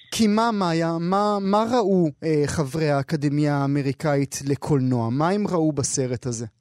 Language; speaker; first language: Hebrew; native; Hebrew